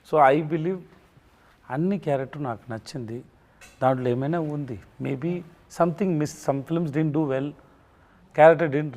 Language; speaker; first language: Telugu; non-native, learner; Tamil